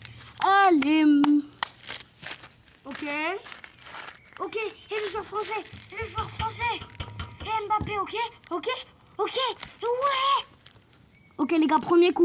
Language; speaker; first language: French; native; French